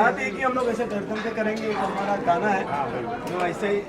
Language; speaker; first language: Hindi; native; Hindi